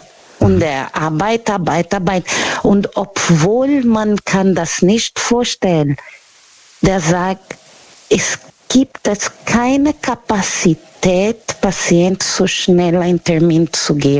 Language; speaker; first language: German; non-native, learner; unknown